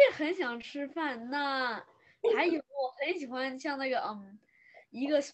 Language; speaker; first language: Chinese; early bilingual, other home language; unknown